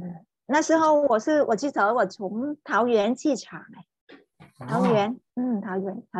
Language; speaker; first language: Chinese; non-native, fluent; Vietnamese